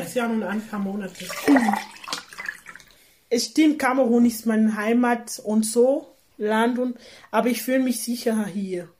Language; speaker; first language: German; non-native, learner; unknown